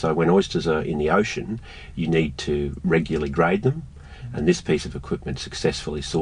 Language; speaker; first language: English; native; English